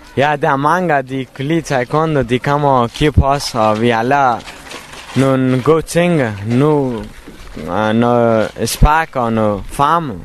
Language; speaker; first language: Danish; non-native, learner; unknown